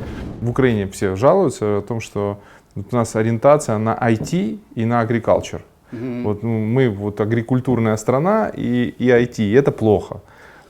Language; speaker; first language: Russian; native; Russian